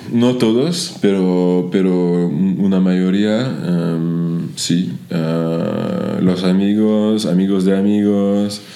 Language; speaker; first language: Spanish; non-native, fluent; French